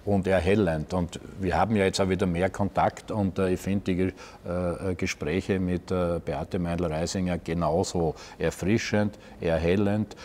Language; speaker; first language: German; native; German